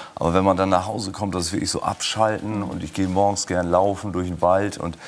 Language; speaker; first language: German; native; German